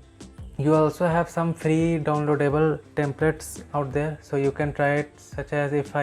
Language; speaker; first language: English; non-native, local second language; Hindi